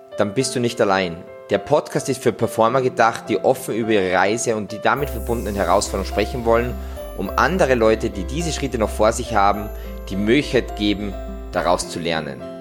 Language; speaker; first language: German; native; German